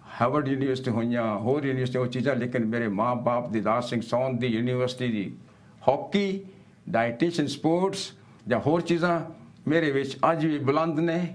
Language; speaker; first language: Punjabi; early bilingual, heritage; Punjabi